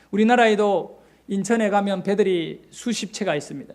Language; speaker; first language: Korean; native; Korean